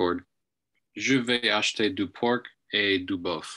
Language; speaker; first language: French; non-native, learner; English